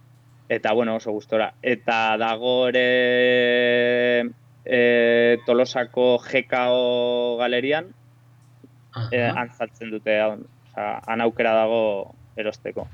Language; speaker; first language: Basque; non-native, local second language; Spanish